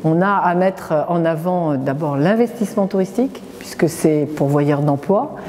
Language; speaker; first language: French; native; French